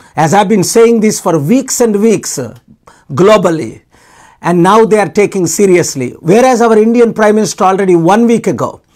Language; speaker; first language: English; non-native, local second language; Telugu